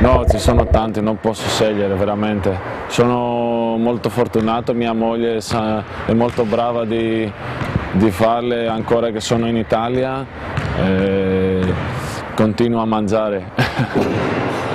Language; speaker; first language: Italian; non-native, fluent; Greek